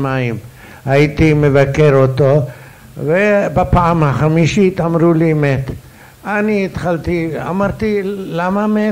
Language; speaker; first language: Hebrew; non-native, fluent; Arabic